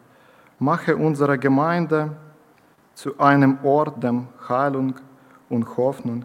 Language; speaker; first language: German; non-native, learner; Ukrainian